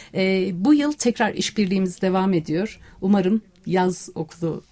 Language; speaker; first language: Turkish; native; Turkish